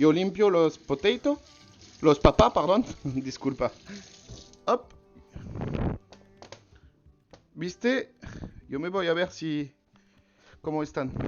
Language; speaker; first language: Spanish; non-native, learner; French